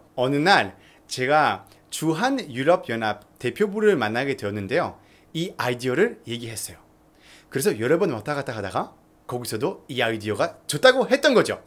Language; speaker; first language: Korean; non-native, fluent; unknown